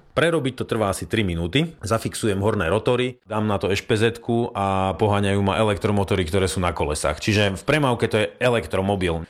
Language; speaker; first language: Slovak; native; Slovak